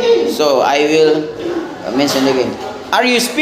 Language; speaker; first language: English; non-native, learner; Indonesian